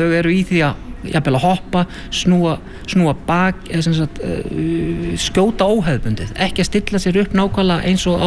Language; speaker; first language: Icelandic; native; Icelandic